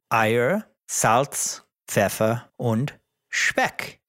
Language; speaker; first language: German; non-native, learner; English